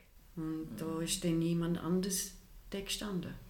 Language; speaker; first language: German; non-native, fluent; English